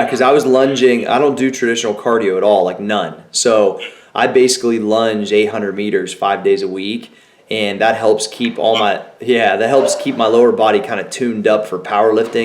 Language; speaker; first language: English; native; English